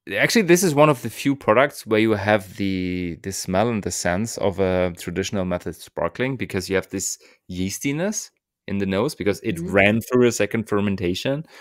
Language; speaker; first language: English; non-native, fluent; German